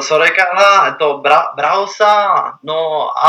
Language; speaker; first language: Japanese; non-native, learner; English